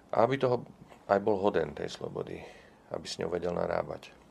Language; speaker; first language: Slovak; non-native, local second language; Czech